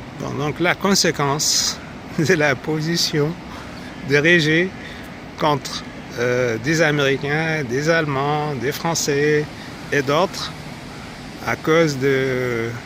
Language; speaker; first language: French; non-native, fluent; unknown